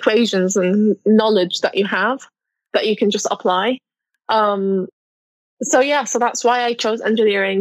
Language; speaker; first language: English; non-native, fluent; Arabic